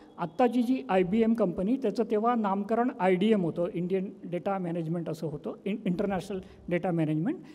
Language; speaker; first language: Marathi; native; Marathi